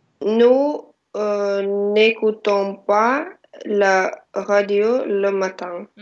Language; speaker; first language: French; non-native, learner; Russian